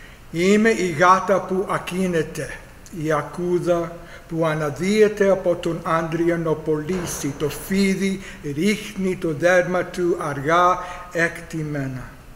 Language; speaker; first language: Greek; non-native, learner; English